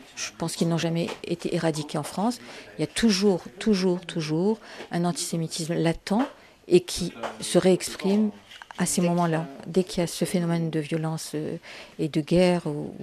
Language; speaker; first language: French; native; French